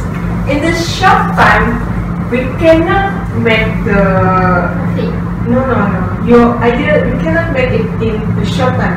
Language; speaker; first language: English; non-native, local second language; Malay